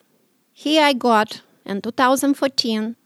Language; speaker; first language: English; non-native, learner; Romanian